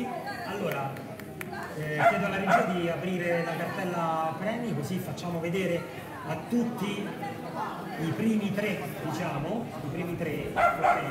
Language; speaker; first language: Italian; native; Italian